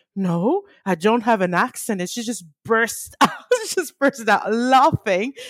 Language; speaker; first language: English; early bilingual, other home language; French